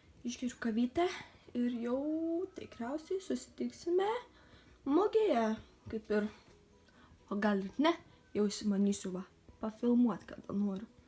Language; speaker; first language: Lithuanian; native; Lithuanian